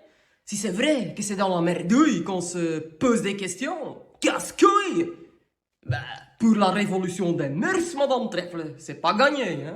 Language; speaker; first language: French; native; French